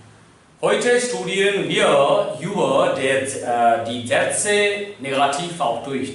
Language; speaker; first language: German; non-native, learner; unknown